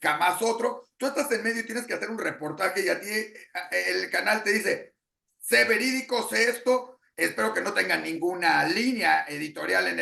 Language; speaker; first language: Spanish; native; Spanish